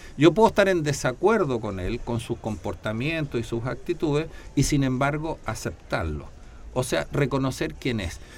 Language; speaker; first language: Spanish; native; Spanish